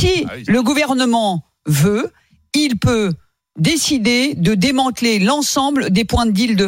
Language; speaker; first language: French; native; French